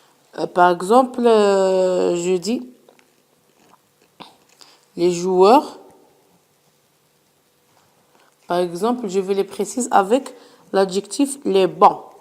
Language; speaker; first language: French; non-native, local second language; Arabic